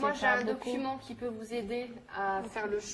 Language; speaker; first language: French; native; French